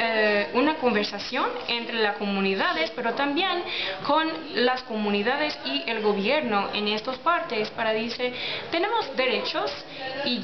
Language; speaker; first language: Spanish; non-native, learner; English